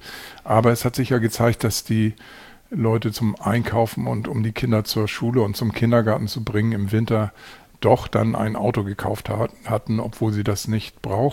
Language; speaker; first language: German; native; German